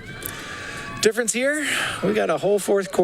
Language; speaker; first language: English; native; English